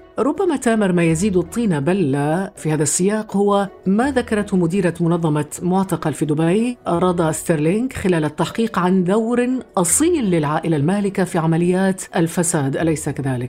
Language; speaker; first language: Arabic; native; Arabic